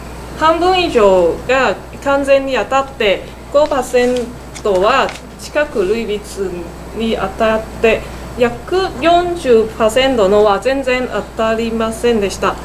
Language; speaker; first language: Japanese; non-native, learner; Cantonese